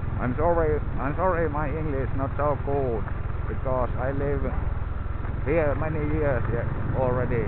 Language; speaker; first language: English; non-native, learner; Finnish